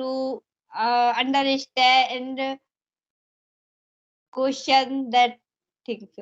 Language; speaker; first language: English; non-native, learner; Hindi